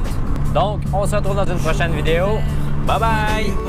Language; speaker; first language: French; native; French